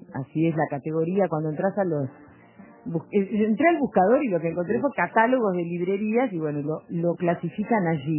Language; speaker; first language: Spanish; native; Spanish